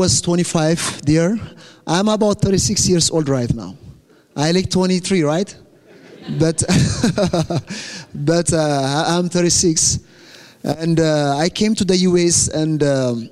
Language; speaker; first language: English; non-native, fluent; Amharic